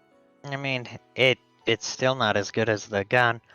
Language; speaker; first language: English; native; English